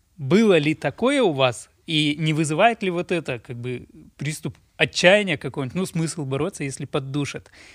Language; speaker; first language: Russian; native; Russian